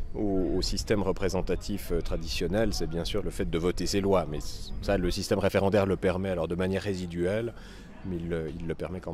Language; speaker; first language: French; native; French